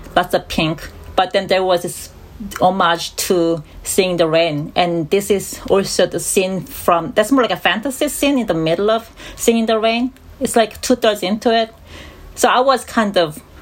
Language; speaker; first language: English; non-native, fluent; Korean